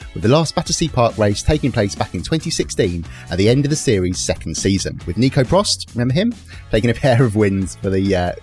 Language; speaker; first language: English; native; English